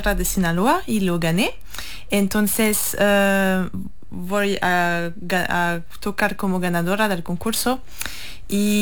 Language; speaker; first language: Spanish; non-native, fluent; French